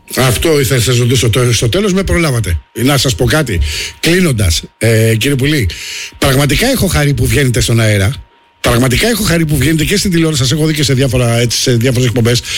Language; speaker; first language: Greek; native; Greek